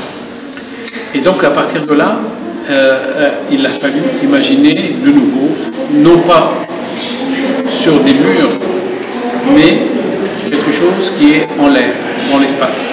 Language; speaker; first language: French; non-native, local second language; Arabic